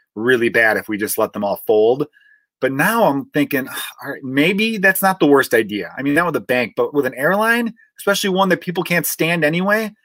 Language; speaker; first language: English; native; English